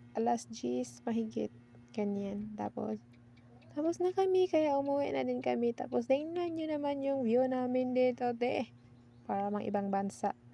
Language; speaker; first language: Filipino; non-native, local second language; Cebuano